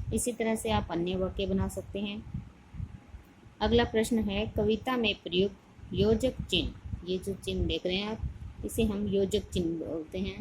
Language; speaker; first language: Hindi; native; Hindi